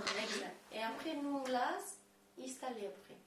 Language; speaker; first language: French; non-native, learner; Romanian